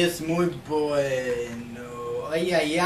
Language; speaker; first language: Spanish; non-native, learner; English